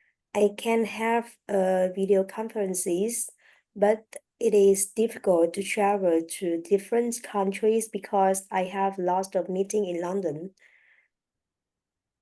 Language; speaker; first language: English; non-native, learner; French